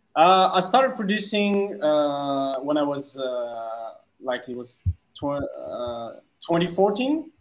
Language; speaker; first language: English; non-native, fluent; French